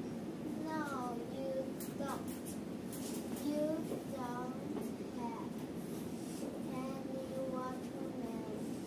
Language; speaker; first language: English; non-native, learner; Chinese